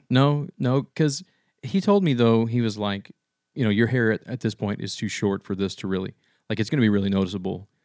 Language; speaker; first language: English; native; English